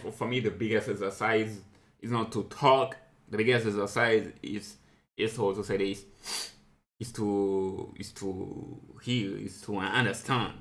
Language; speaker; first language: English; non-native, fluent; French